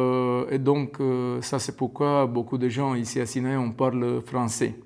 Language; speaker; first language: French; non-native, learner; Romanian